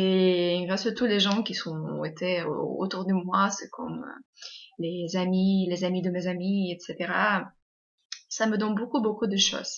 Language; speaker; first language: French; non-native, fluent; Russian